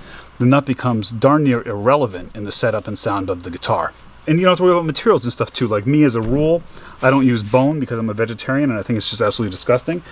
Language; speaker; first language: English; native; English